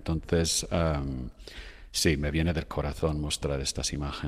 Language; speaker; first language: Spanish; non-native, fluent; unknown